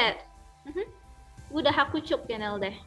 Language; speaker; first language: Turkish; non-native, fluent; Indonesian